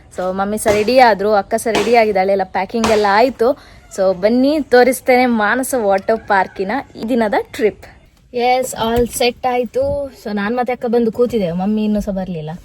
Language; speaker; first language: Kannada; non-native, local second language; Tulu